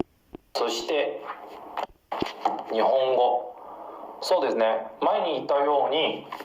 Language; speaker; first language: Japanese; non-native, fluent; Chinese